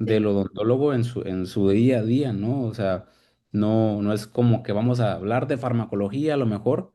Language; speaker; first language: Spanish; native; Spanish